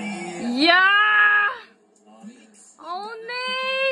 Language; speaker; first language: Swedish; non-native, learner; Filipino